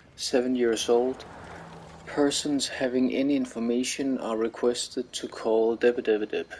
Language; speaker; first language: English; non-native, fluent; Danish